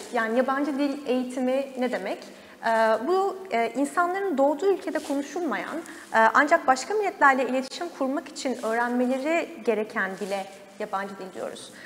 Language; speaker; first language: Turkish; native; Turkish